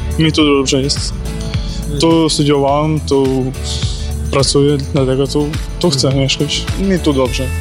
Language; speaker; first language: Polish; non-native, learner; Ukrainian